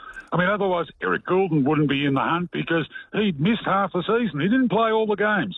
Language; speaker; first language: English; native; English